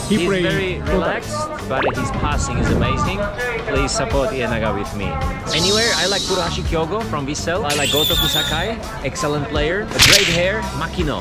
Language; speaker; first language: English; non-native, fluent; Slovak